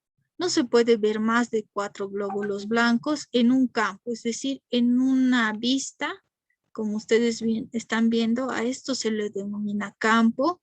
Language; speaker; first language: Spanish; native; Spanish